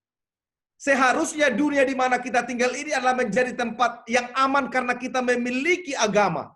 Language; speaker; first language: Indonesian; native; Indonesian